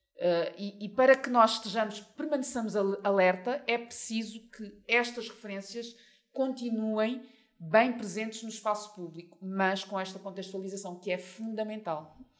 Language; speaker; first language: Portuguese; native; Portuguese